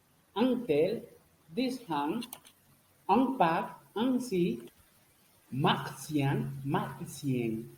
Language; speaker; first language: French; non-native, learner; Spanish